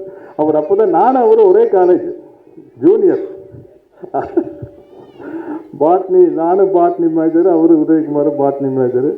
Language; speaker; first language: Tamil; native; Tamil